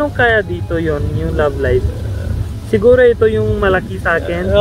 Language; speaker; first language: Filipino; non-native, learner; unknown